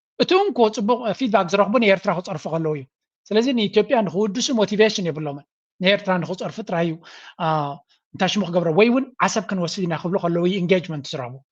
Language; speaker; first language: Tigrinya; native; Tigrinya